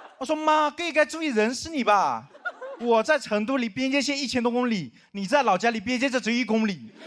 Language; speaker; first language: Chinese; non-native, local second language; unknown